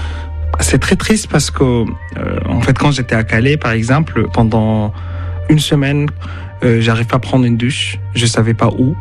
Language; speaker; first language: French; non-native, fluent; Arabic